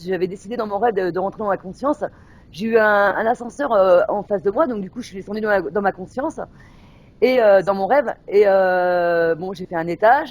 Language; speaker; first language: French; native; French